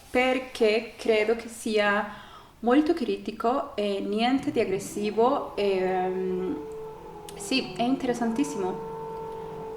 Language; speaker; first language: Italian; non-native, learner; Spanish